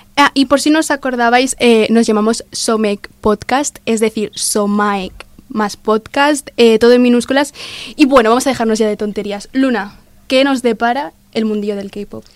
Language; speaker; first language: Spanish; native; Spanish